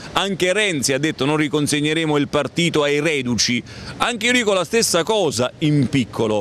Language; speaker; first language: Italian; native; Italian